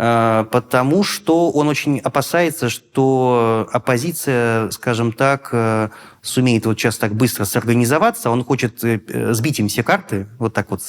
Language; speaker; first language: Russian; native; Russian